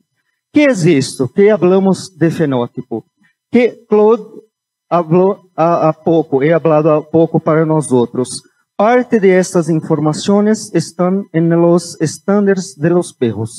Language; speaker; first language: Spanish; non-native, fluent; Portuguese